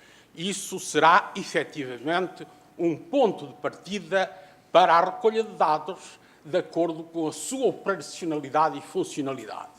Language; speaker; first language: Portuguese; native; Portuguese